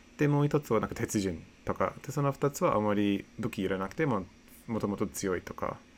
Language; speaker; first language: Japanese; non-native, fluent; English